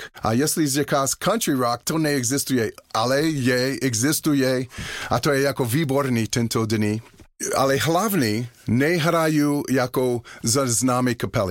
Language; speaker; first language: Czech; non-native, learner; English